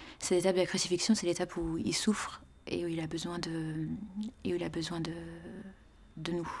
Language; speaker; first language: French; native; French